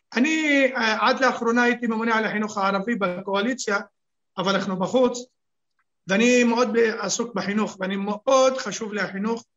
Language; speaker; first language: Hebrew; native; Hebrew